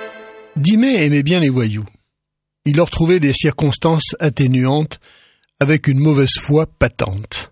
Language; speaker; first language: French; native; French